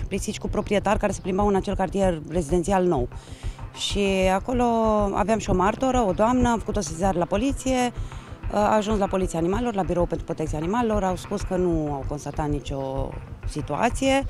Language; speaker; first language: Romanian; native; Romanian